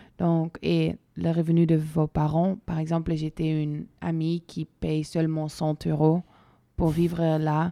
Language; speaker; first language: French; non-native, local second language; Dutch